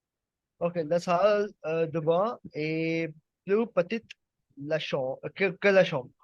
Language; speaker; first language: French; non-native, learner; Hindi